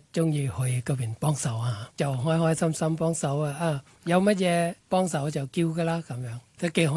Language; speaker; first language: Cantonese; non-native, fluent; Thai